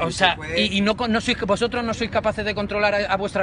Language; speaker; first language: Spanish; native; Spanish